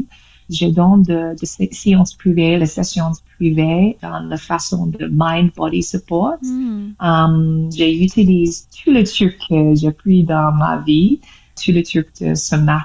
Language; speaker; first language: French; non-native, learner; English